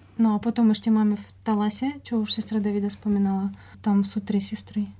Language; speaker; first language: Slovak; non-native, fluent; Russian